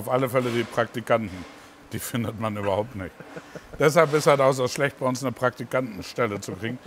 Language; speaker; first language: German; native; German